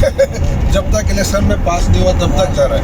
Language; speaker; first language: Hindi; non-native, learner; Bangla